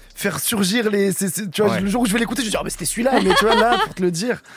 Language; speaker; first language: French; native; French